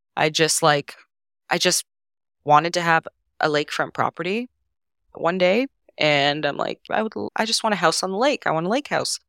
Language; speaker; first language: English; non-native, fluent; Serbian